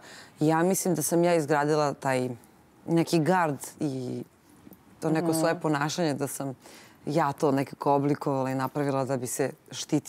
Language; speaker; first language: Serbian; native; Serbian